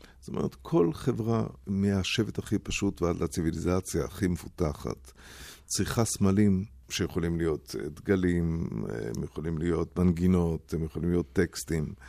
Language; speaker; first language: Hebrew; non-native, fluent; German